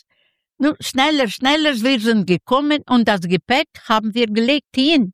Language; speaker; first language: German; non-native, learner; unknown